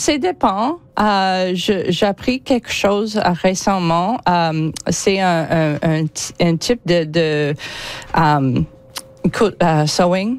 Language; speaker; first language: French; non-native, learner; English